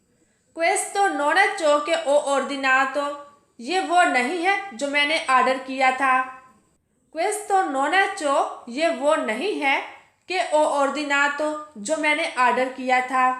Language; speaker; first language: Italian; non-native, fluent; Urdu